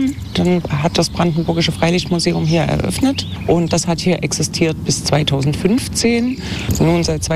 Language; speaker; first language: German; native; German